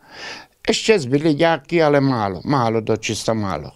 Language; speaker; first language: Czech; early bilingual, heritage; Czech